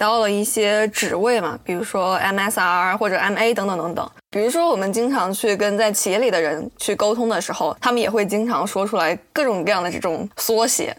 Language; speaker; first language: Chinese; native; Chinese